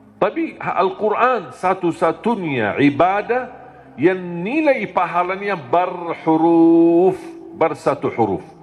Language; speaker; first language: Malay; non-native, fluent; Arabic